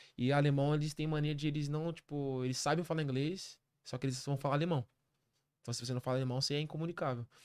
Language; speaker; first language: Portuguese; native; Portuguese